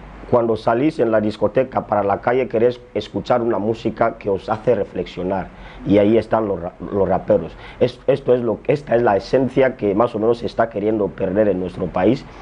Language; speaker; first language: Spanish; non-native, local second language; Fang